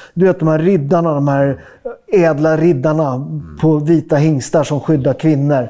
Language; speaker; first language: Swedish; native; Swedish